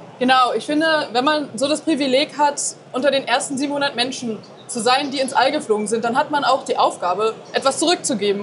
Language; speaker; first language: German; native; German